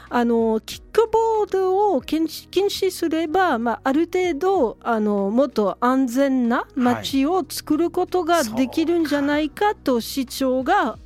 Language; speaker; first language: Japanese; non-native, fluent; French